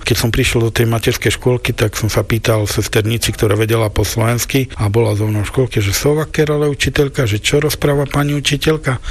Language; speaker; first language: Slovak; non-native, local second language; Romany